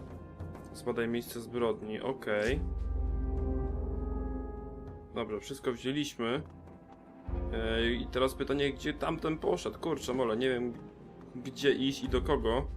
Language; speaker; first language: Polish; native; Polish